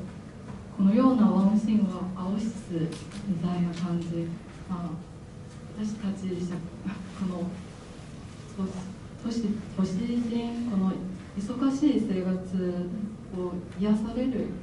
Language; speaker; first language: Japanese; non-native, fluent; Chinese